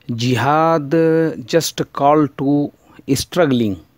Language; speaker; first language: English; non-native, learner; Urdu